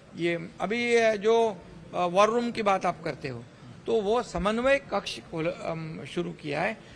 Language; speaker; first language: Hindi; non-native, local second language; Marathi